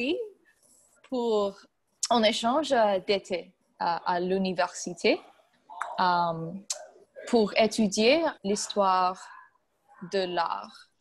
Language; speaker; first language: French; non-native, learner; English